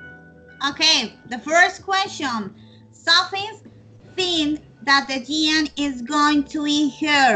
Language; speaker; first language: English; non-native, learner; Spanish